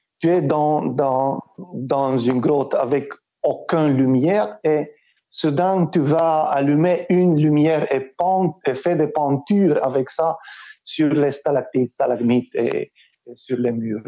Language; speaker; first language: French; non-native, fluent; Romanian